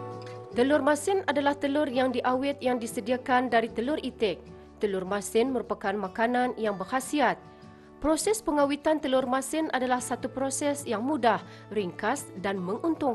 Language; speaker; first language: Malay; native; Malay